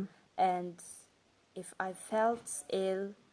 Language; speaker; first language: English; non-native, fluent; Turkish